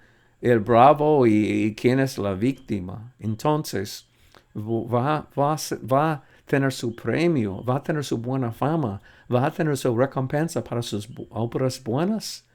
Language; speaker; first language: Spanish; non-native, fluent; English